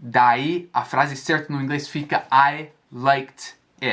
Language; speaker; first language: Portuguese; non-native, fluent; English